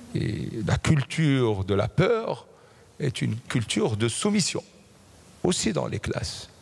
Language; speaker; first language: French; non-native, local second language; Arabic